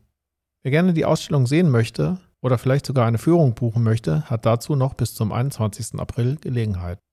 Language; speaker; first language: German; native; German